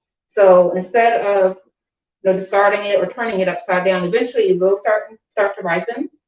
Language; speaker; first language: English; native; English